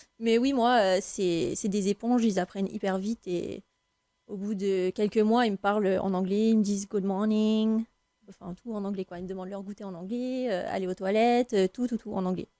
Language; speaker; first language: French; early bilingual, other home language; English